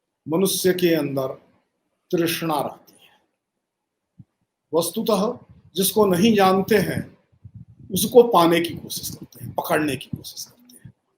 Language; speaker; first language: Hindi; native; Hindi